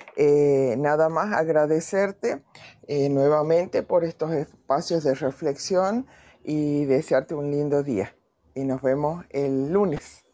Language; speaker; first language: Spanish; native; Spanish